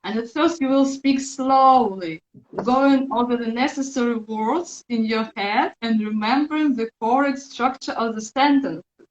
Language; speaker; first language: English; non-native, learner; Russian